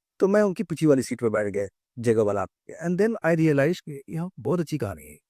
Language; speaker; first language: Hindi; native; Hindi